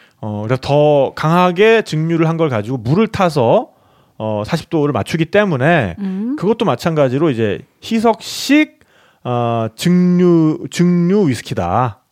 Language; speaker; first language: Korean; native; Korean